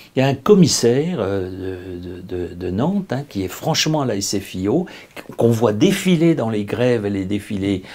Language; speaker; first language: French; native; French